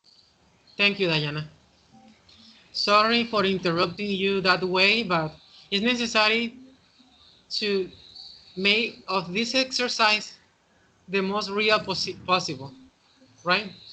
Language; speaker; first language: English; non-native, fluent; Spanish